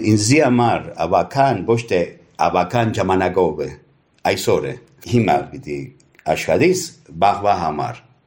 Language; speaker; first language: Armenian; early bilingual, heritage; Armenian